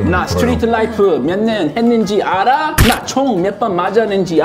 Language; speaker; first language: Korean; non-native, fluent; English